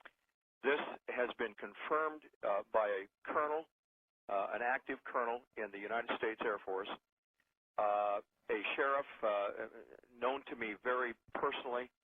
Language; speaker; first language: English; native; English